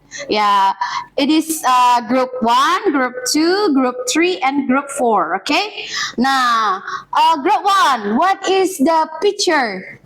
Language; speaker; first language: English; non-native, learner; Indonesian